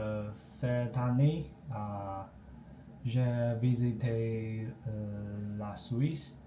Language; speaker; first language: French; non-native, learner; Chinese